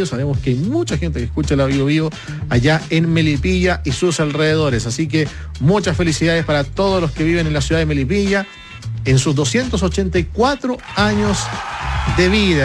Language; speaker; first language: Spanish; native; Spanish